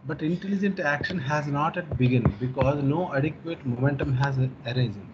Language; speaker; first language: English; non-native, local second language; Telugu